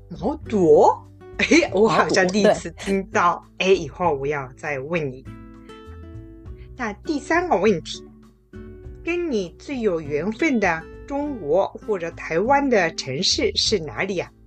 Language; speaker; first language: Chinese; non-native, fluent; Japanese